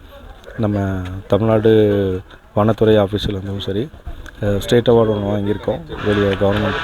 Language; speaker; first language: Tamil; native; Tamil